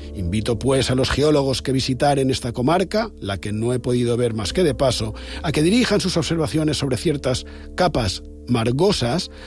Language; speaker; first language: Spanish; non-native, local second language; Catalan